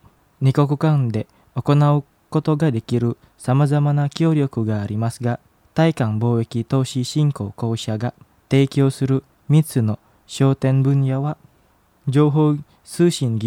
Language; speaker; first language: Japanese; non-native, fluent; Indonesian